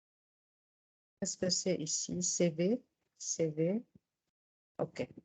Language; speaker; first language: French; non-native, fluent; Arabic